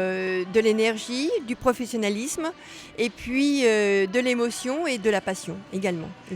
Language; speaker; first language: French; native; French